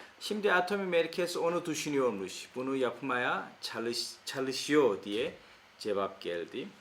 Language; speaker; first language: Turkish; non-native, fluent; Korean